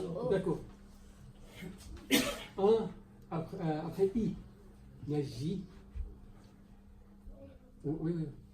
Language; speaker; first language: French; non-native, learner; Arabic